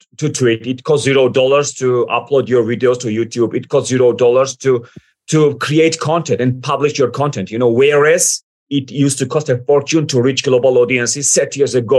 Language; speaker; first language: English; non-native, fluent; Georgian